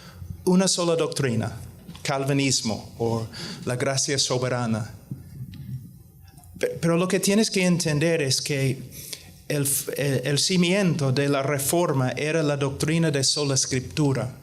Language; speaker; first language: Spanish; non-native, fluent; English